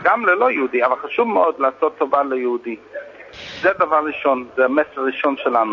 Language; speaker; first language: Hebrew; non-native, fluent; English